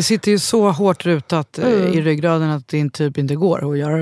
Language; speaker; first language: Swedish; native; Swedish